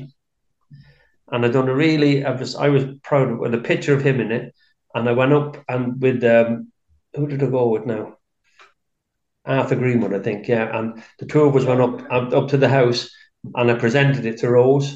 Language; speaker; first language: English; native; English